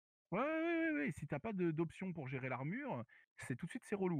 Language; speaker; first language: French; native; French